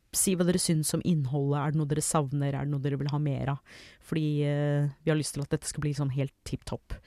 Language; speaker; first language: Norwegian; early bilingual, other home language; English